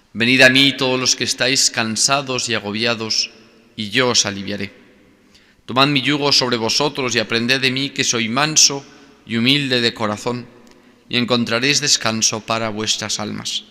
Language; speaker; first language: Spanish; native; Spanish